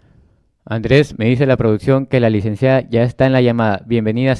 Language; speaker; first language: Spanish; native; Spanish